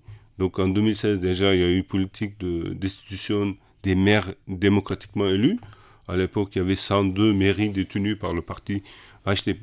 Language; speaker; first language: French; non-native, fluent; Kurdish